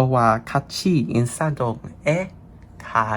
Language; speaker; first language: Korean; non-native, learner; English